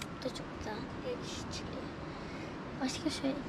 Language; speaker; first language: Turkish; native; Turkish